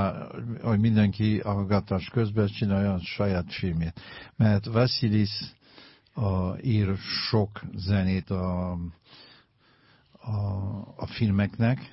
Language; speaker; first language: Hungarian; non-native, learner; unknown